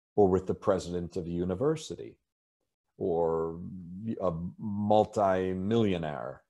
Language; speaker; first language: English; native; English